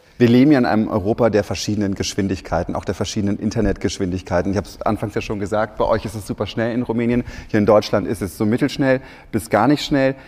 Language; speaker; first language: German; native; German